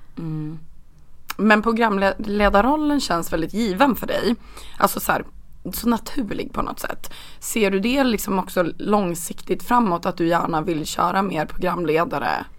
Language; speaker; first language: Swedish; native; Swedish